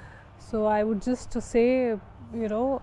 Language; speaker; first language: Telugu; non-native, local second language; Hindi